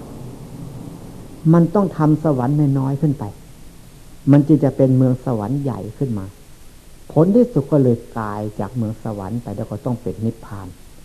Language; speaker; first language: Thai; non-native, local second language; Lao